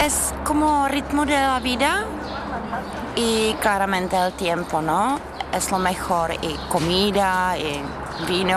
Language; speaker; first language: Spanish; non-native, learner; Czech